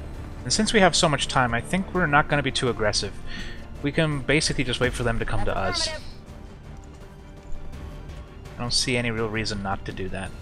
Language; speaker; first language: English; native; English